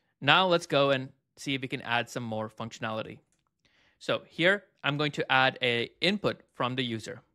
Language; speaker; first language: English; native; English